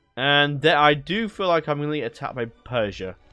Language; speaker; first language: English; native; English